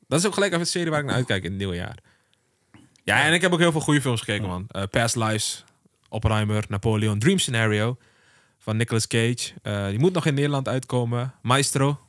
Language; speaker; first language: Dutch; early bilingual, other home language; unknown